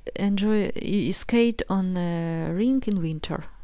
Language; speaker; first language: English; non-native, fluent; Russian